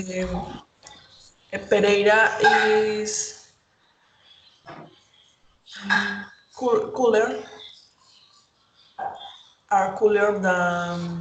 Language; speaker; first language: English; non-native, learner; Spanish